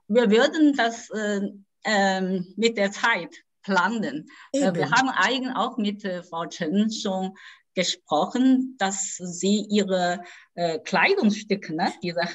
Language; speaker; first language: German; non-native, fluent; Chinese